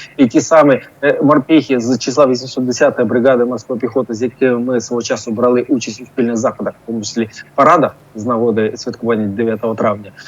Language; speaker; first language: Ukrainian; non-native, local second language; Russian